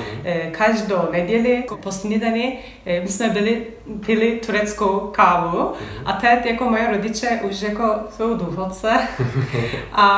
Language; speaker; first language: Czech; non-native, learner; Turkish